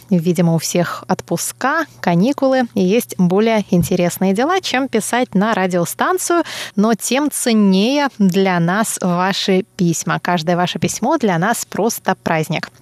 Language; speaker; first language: Russian; non-native, fluent; Chinese